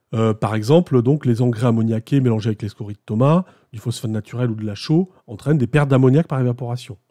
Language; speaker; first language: French; native; French